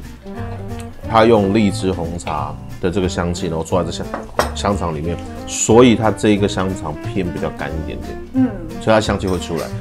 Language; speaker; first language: Chinese; native; Chinese